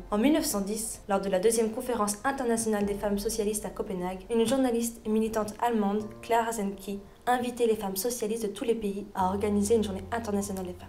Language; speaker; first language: French; native; French